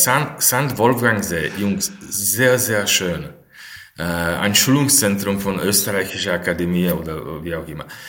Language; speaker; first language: German; non-native, fluent; Slovak